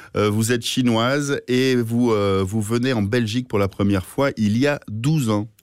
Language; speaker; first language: French; native; French